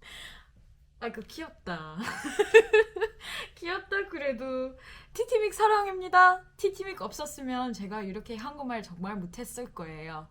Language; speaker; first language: Korean; non-native, fluent; English